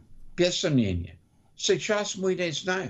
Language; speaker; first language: Russian; non-native, learner; English